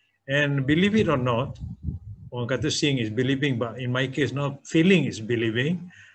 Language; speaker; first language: English; non-native, local second language; Malay